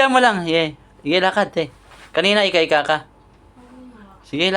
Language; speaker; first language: Filipino; native; Filipino